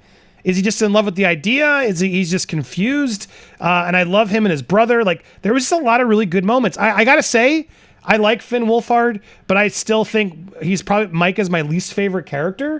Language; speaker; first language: English; native; English